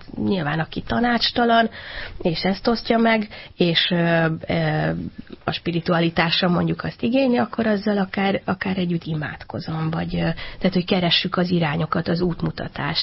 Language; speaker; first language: Hungarian; native; Hungarian